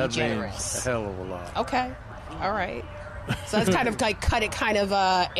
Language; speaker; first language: English; native; English